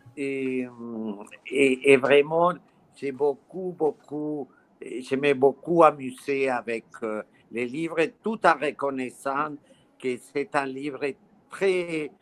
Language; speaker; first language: French; non-native, fluent; Spanish